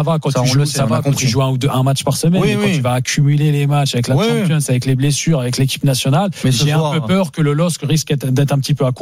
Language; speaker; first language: French; native; French